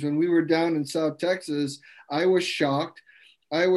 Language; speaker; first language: English; native; English